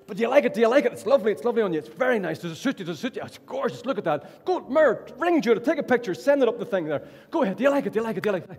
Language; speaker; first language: English; native; English